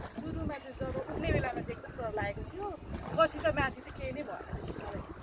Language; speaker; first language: Nepali; native; Nepali